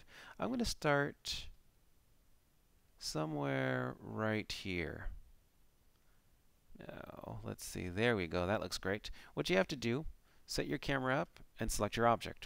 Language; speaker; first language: English; native; English